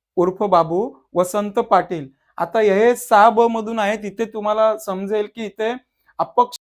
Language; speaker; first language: Marathi; native; Marathi